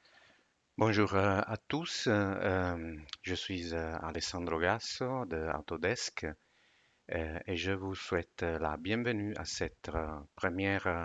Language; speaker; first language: French; non-native, fluent; Italian